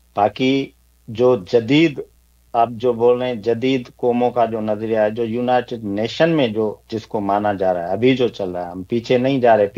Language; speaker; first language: Urdu; non-native, local second language; Sindhi